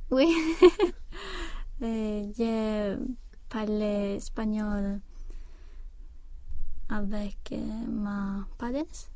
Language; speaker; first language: French; non-native, learner; Spanish